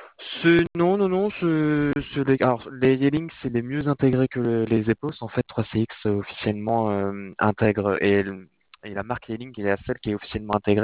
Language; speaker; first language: French; native; French